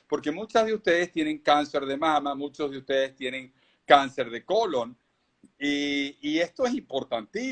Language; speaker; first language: Spanish; native; Spanish